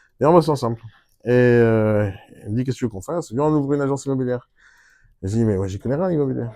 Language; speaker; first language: French; non-native, fluent; Hebrew